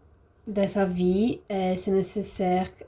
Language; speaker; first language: French; non-native, learner; Portuguese